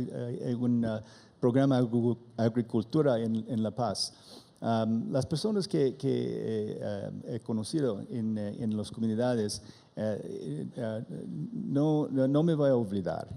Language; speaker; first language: Spanish; non-native, learner; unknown